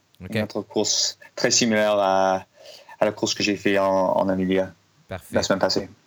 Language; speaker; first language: French; non-native, learner; English